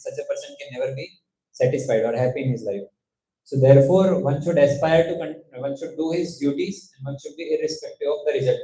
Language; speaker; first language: English; non-native, local second language; Hindi